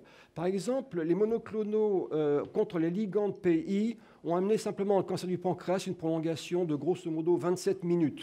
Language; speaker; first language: French; native; French